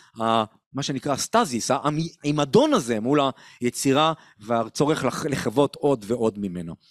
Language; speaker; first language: Hebrew; native; Hebrew